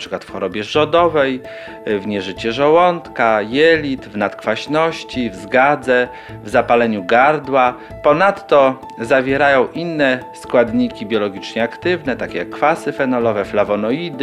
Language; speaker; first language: Polish; native; Polish